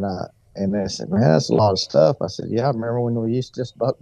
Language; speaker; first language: English; native; English